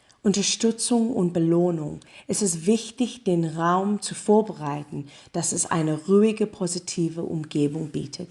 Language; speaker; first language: German; non-native, learner; English